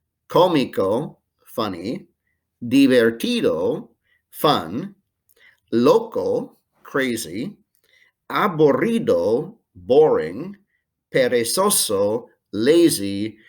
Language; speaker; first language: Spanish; non-native, fluent; English